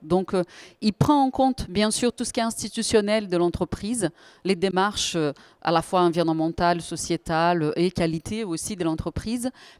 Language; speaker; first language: French; native; French